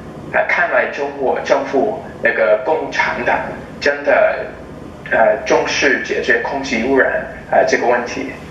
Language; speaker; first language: Chinese; non-native, fluent; English